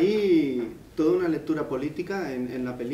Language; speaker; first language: Spanish; native; Spanish